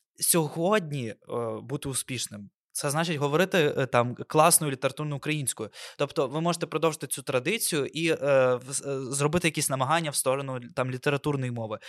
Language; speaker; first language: Ukrainian; non-native, local second language; Russian